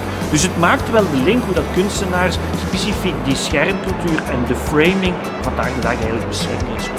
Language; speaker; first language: Dutch; native; Dutch